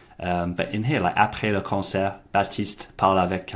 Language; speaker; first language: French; non-native, fluent; English